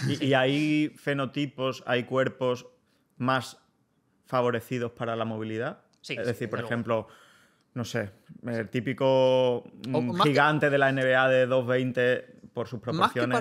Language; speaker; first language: Spanish; native; Spanish